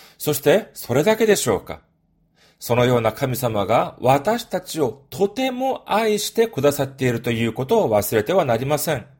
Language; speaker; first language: Japanese; non-native, fluent; Korean